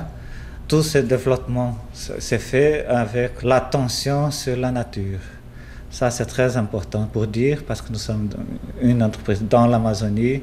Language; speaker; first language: French; non-native, fluent; Portuguese